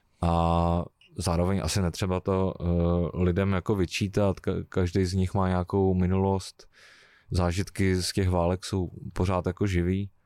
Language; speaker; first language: Czech; native; Czech